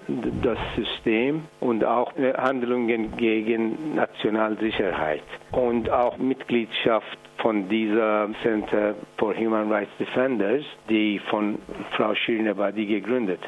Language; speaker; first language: German; non-native, fluent; Persian